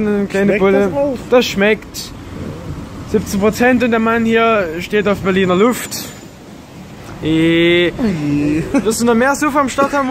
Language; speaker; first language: German; native; German